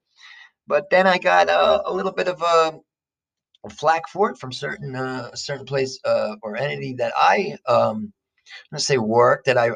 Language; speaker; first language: English; native; English